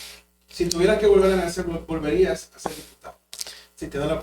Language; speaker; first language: Spanish; native; Spanish